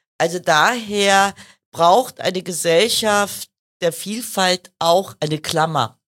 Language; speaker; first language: German; early bilingual, other home language; Kurdish